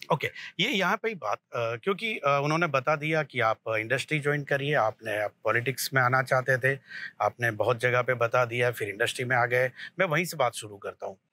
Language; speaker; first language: Hindi; non-native, local second language; Gujarati